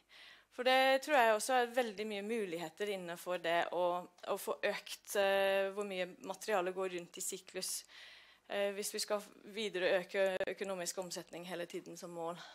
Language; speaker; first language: Norwegian; non-native, fluent; English